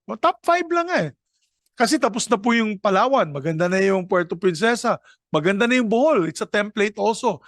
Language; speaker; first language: Filipino; non-native, local second language; Cebuano